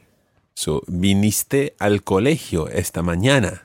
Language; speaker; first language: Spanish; non-native, fluent; English